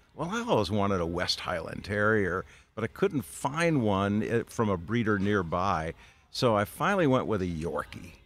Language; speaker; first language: English; native; English